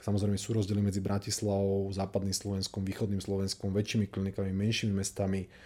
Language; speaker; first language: Slovak; native; Slovak